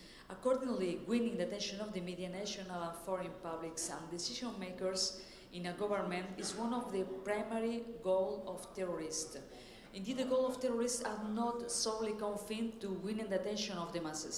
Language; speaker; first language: English; non-native, fluent; Spanish